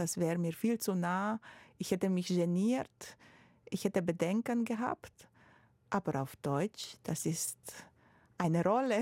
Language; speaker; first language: German; non-native, fluent; Romanian